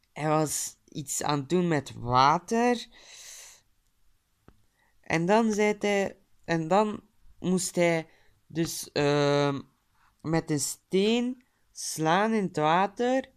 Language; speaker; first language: Dutch; early bilingual, other home language; Turkish